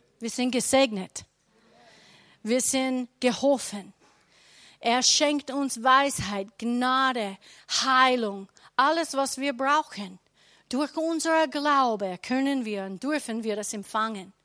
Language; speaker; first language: German; non-native, learner; English